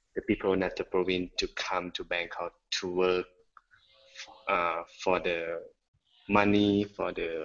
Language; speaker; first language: English; non-native, learner; Thai